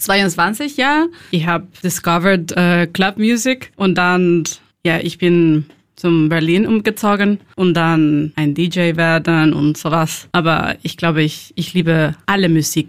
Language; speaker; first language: German; non-native, learner; Spanish